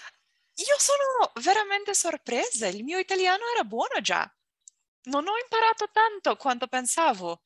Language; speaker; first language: Italian; non-native, learner; Portuguese